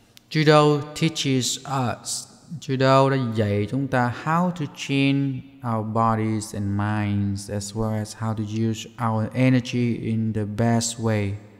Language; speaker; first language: English; non-native, fluent; Vietnamese